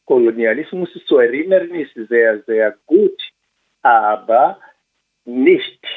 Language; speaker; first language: German; non-native, learner; Swahili